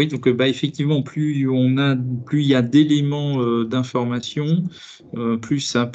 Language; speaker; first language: French; native; French